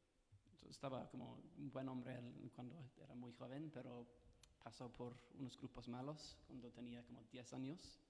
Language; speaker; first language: Spanish; non-native, fluent; English